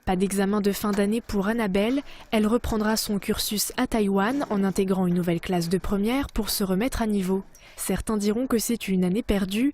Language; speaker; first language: French; native; French